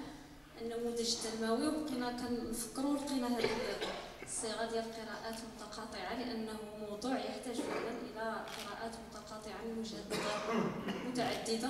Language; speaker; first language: Arabic; native; Arabic